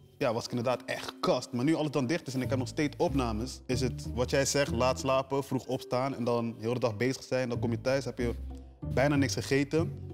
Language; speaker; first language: Dutch; early bilingual, other home language; Portuguese